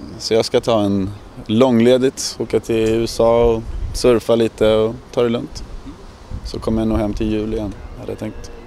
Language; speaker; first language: Swedish; native; Swedish